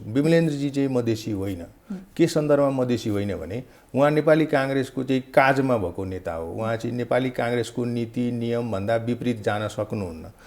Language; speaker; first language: Nepali; non-native, local second language; Maithili